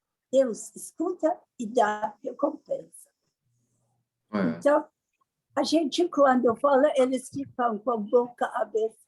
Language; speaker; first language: Portuguese; non-native, learner; Persian